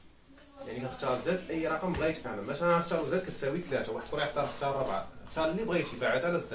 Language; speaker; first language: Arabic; native; Arabic